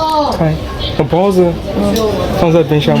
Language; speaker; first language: Chinese; non-native, learner; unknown